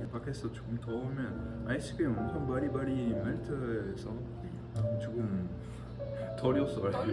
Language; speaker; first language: Korean; non-native, learner; French